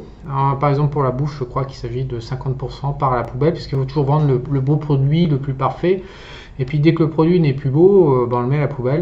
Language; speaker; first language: French; native; French